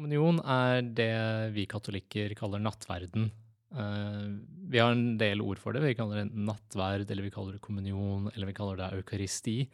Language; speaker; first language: Norwegian; native; Norwegian